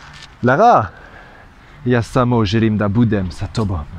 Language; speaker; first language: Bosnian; non-native, learner; French